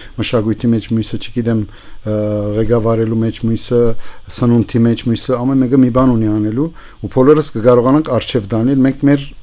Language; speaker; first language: Armenian; native; Armenian